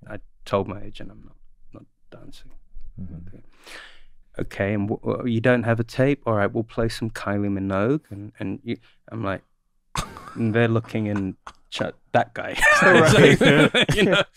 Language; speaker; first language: English; native; English